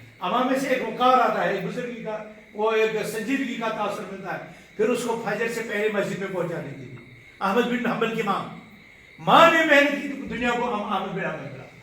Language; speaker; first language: Urdu; non-native, local second language; Kashmiri